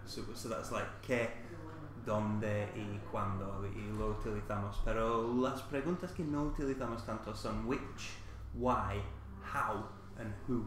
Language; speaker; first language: Spanish; non-native, fluent; English